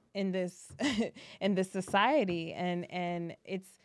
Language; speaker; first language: English; early bilingual, other home language; French